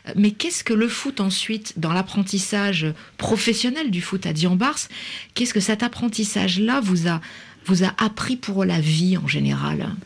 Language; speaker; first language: French; native; French